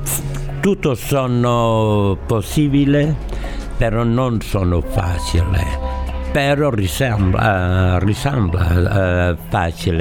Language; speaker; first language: Italian; non-native, learner; Catalan